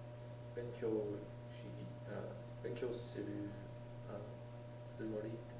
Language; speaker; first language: Japanese; non-native, learner; English